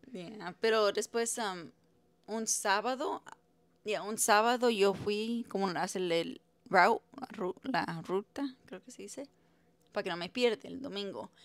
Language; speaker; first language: Spanish; early bilingual, heritage; Spanish